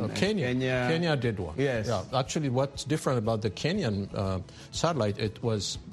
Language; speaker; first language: English; non-native, fluent; Amharic